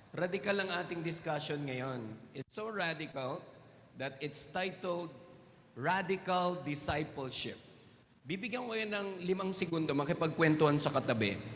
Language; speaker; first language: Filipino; non-native, local second language; Waray